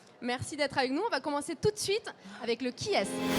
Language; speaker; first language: French; native; French